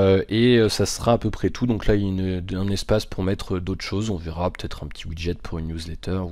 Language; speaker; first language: French; native; French